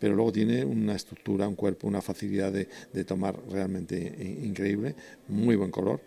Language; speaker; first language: Spanish; native; Spanish